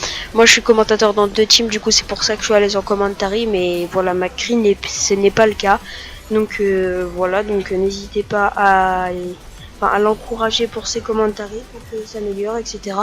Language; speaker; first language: French; native; French